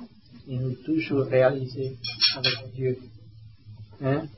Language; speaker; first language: French; non-native, learner; Vietnamese